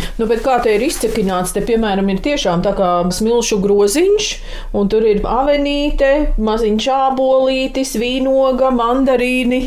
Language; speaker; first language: Latvian; native; Latvian